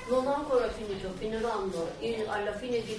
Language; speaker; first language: Italian; non-native, learner; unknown